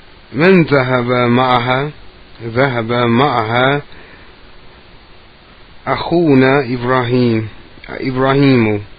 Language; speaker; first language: Arabic; non-native, fluent; English